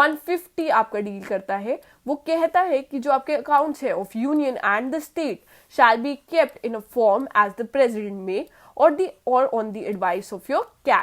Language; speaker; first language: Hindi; native; Hindi